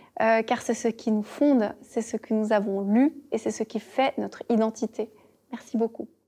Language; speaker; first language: French; native; French